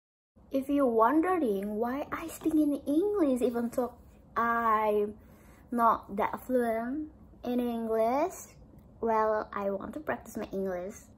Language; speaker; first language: English; non-native, learner; Indonesian